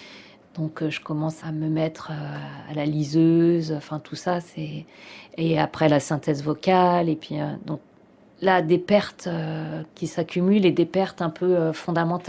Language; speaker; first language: French; native; French